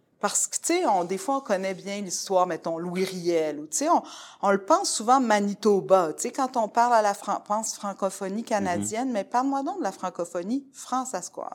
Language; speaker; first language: French; native; French